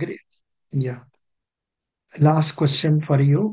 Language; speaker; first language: English; non-native, local second language; Telugu